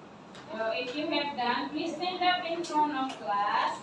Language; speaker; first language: English; non-native, learner; Indonesian